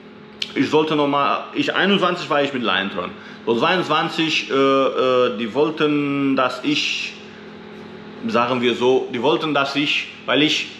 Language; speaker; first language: German; non-native, fluent; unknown